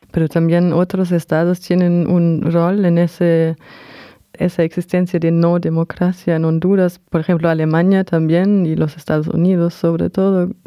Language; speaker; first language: Spanish; non-native, fluent; German